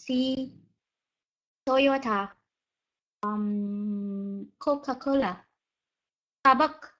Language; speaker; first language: English; non-native, learner; Vietnamese